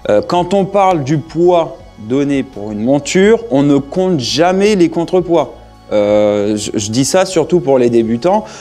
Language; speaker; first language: French; native; French